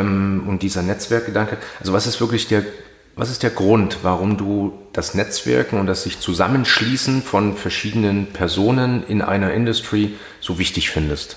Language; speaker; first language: German; native; German